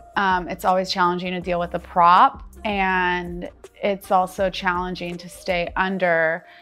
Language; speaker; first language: English; native; English